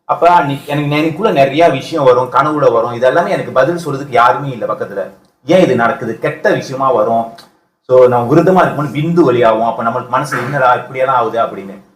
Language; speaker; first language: Tamil; early bilingual, heritage; Tamil